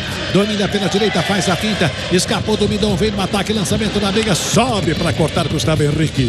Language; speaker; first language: Portuguese; native; Portuguese